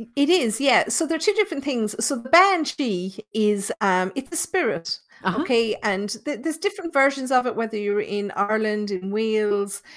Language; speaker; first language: English; native; English